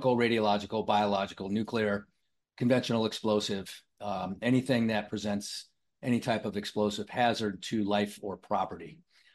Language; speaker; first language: English; native; English